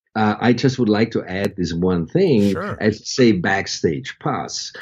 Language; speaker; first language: English; non-native, fluent; German